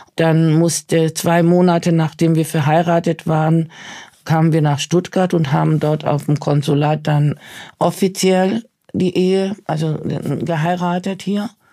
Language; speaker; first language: German; early bilingual, other home language; Turkish